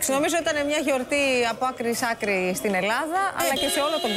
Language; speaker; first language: Greek; native; Greek